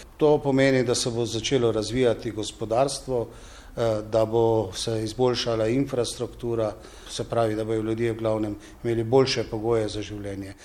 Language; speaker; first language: Slovenian; native; Slovenian